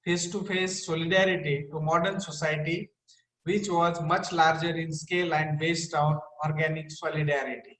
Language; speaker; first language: English; non-native, local second language; Marathi